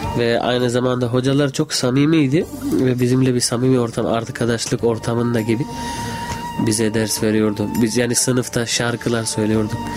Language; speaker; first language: Turkish; non-native, fluent; Urdu